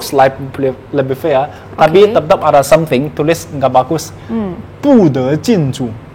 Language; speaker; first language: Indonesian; non-native, learner; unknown